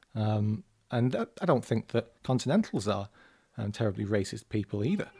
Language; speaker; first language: English; native; English